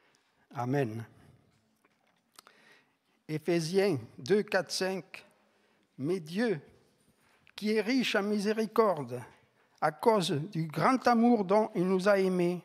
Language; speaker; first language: French; native; French